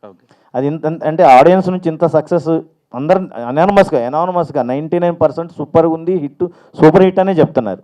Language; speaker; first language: Telugu; native; Telugu